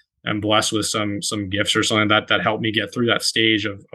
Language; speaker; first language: English; native; English